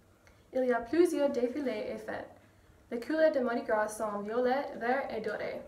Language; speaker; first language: French; non-native, learner; English